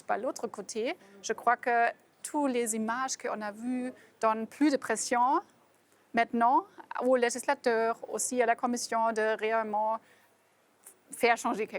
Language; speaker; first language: French; non-native, fluent; German